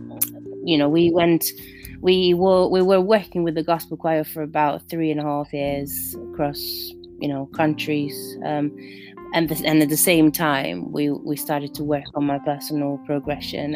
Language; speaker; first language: English; non-native, fluent; Italian